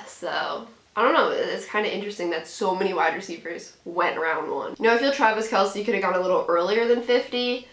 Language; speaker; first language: English; native; English